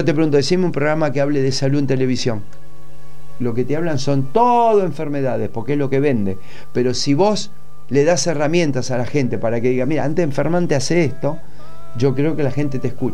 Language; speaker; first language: Spanish; native; Spanish